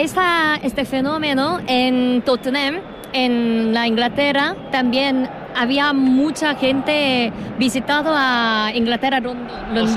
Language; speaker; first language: Spanish; non-native, learner; Korean